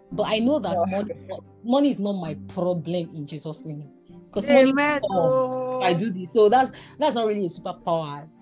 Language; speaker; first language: English; non-native, local second language; Yoruba